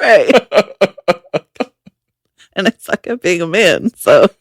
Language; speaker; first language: English; native; English